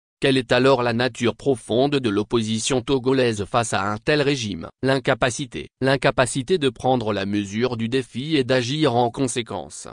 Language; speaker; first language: French; non-native, local second language; Ewe